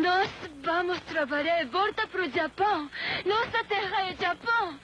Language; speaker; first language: Portuguese; non-native, learner; Japanese